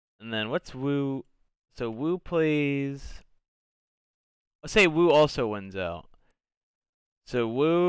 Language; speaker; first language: English; native; English